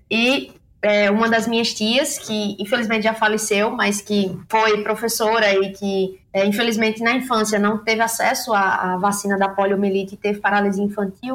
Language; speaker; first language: Portuguese; native; Portuguese